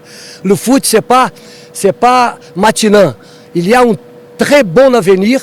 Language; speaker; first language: French; non-native, learner; Portuguese